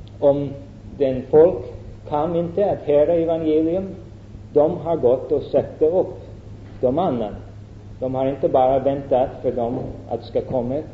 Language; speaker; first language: Swedish; non-native, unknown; English